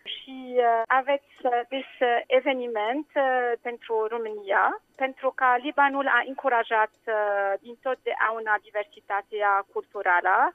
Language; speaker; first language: Romanian; non-native, learner; Arabic